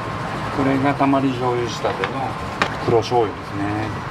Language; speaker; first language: Japanese; native; Japanese